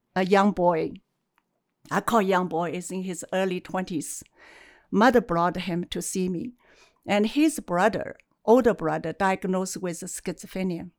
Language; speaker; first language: English; non-native, fluent; Chinese